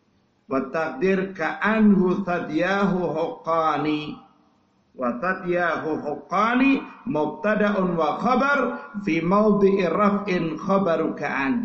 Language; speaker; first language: Arabic; non-native, fluent; Indonesian